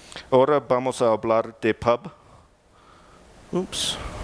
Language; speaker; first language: Spanish; non-native, learner; English